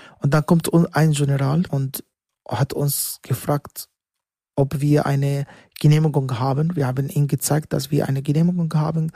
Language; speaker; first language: German; non-native, learner; Arabic